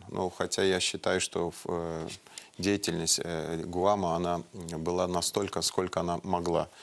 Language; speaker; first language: Russian; non-native, local second language; Azerbaijani